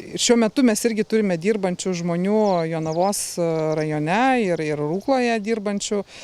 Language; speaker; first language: Lithuanian; native; Lithuanian